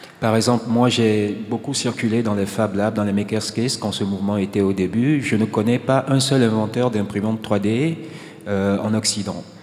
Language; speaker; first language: French; non-native, local second language; Ewe